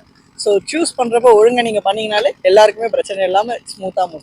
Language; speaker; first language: Tamil; native; Tamil